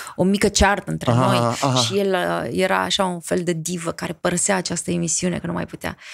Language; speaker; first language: Romanian; native; Romanian